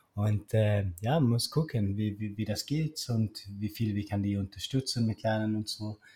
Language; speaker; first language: German; non-native, learner; Swedish